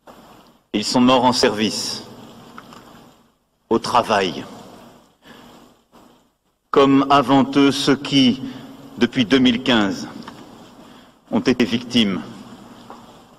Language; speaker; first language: French; native; French